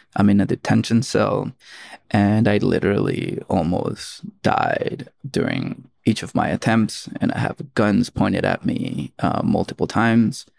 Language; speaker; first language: English; early bilingual, other home language; Spanish